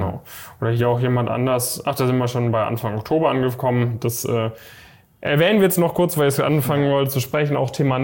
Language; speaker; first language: German; native; German